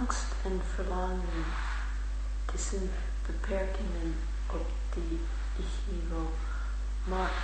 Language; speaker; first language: Dutch; non-native, learner; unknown